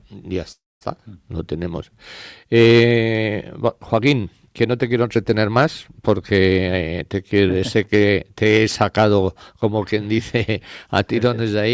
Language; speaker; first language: Spanish; native; Spanish